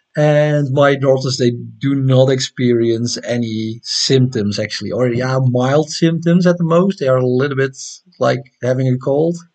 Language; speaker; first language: English; non-native, fluent; Dutch